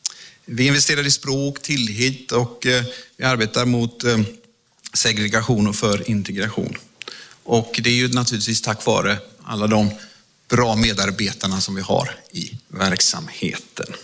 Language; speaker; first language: Swedish; native; Swedish